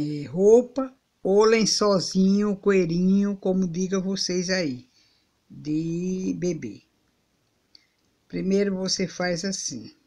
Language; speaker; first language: Portuguese; native; Portuguese